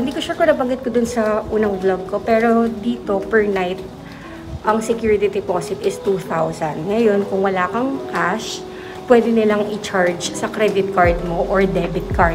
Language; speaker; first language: Filipino; native; Filipino